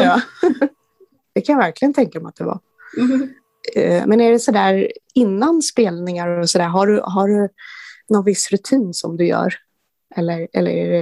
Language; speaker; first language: Swedish; native; Swedish